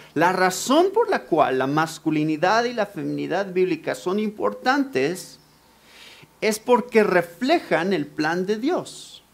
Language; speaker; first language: Spanish; native; Spanish